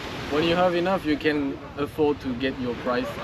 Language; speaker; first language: English; non-native, fluent; French